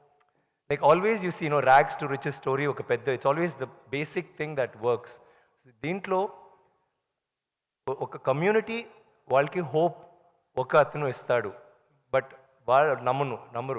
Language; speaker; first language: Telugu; non-native, learner; Tamil